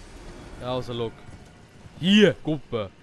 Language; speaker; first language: German; native; German